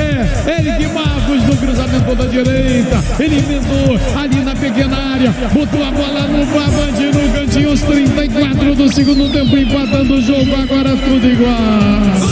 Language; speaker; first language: Portuguese; native; Portuguese